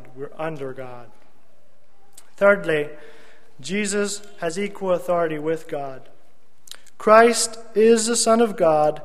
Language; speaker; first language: English; native; English